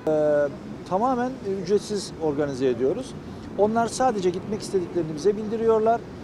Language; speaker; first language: Turkish; native; Turkish